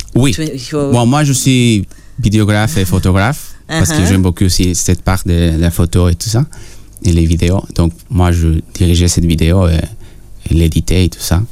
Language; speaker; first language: French; non-native, fluent; Spanish